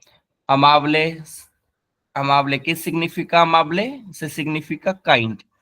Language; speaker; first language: Spanish; non-native, learner; Hindi